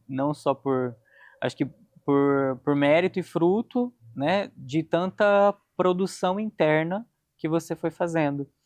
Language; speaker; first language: Portuguese; native; Portuguese